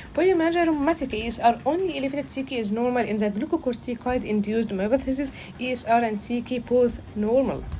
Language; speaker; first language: English; non-native, fluent; Arabic